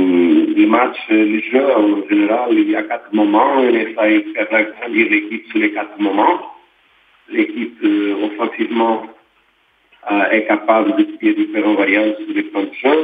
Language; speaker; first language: French; non-native, fluent; Portuguese